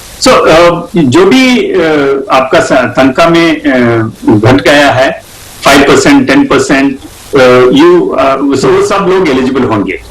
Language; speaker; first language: Hindi; non-native, local second language; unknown